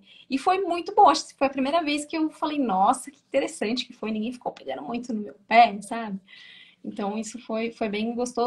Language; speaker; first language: Portuguese; native; Portuguese